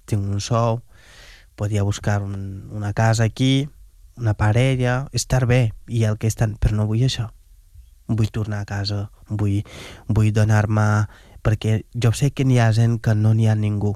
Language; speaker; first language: Catalan; non-native, fluent; Wolof